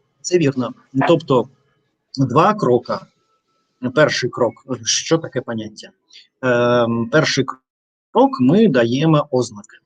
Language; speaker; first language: Ukrainian; non-native, learner; Russian